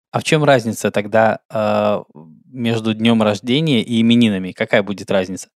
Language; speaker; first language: Russian; native; Russian